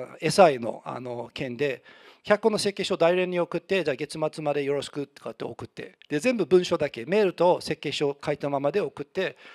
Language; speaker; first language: Japanese; non-native, fluent; English